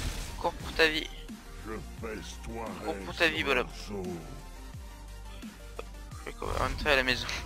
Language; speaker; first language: French; native; French